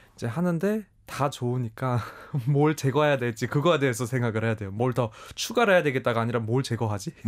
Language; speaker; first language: Korean; early bilingual, heritage; German